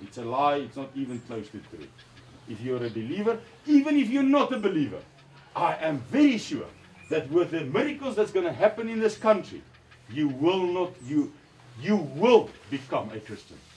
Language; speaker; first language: English; non-native, local second language; Afrikaans